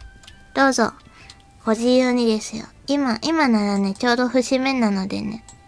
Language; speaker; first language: Japanese; native; Japanese